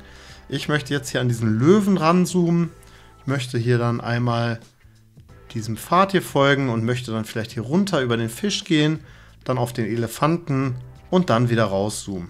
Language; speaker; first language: German; native; German